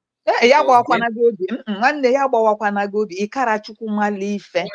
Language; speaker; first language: Igbo; native; Igbo